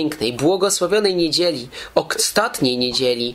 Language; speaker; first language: Polish; native; Polish